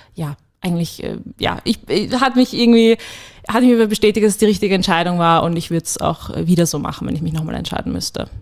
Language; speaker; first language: German; native; German